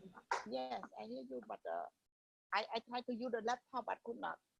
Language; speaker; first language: English; non-native, learner; Vietnamese